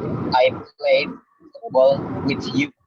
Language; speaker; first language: English; non-native, learner; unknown